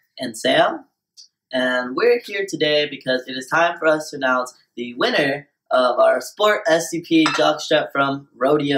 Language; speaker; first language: English; native; English